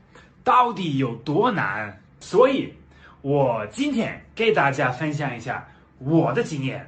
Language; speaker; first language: Chinese; non-native, fluent; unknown